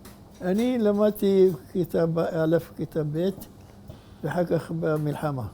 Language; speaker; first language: Hebrew; non-native, fluent; Arabic